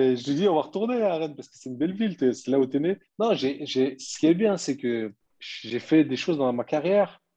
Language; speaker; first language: French; early bilingual, other home language; Turkish